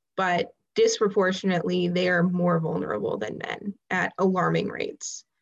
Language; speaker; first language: English; native; English